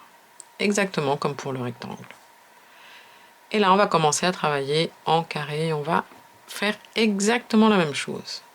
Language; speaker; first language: French; native; French